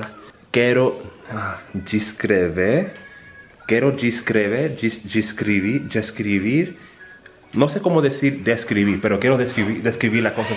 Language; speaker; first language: Spanish; early bilingual, heritage; Spanish